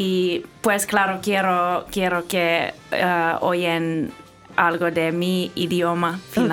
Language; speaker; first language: Spanish; non-native, learner; Finnish